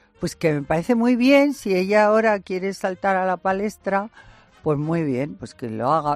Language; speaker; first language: Spanish; native; Spanish